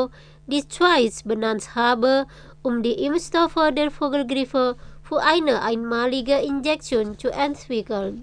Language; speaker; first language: German; non-native, fluent; Indonesian